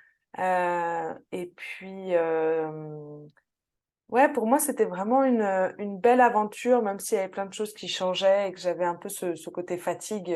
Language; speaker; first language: French; native; French